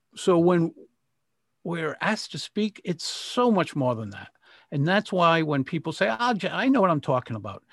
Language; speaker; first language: English; native; English